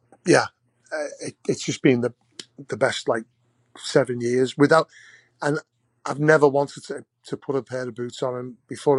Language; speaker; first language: English; native; English